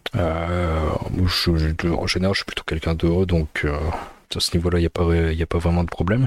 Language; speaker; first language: French; early bilingual, other home language; Amharic